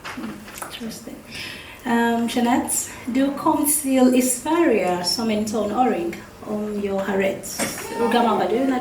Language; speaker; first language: Swedish; non-native, fluent; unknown